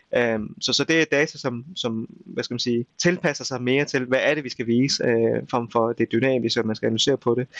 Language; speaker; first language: Danish; early bilingual, other home language; Vietnamese